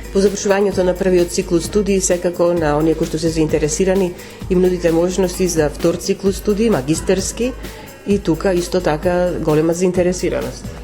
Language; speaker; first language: Macedonian; native; Macedonian